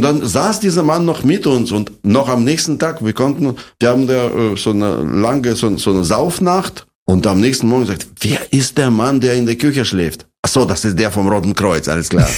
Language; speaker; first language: German; non-native, fluent; Russian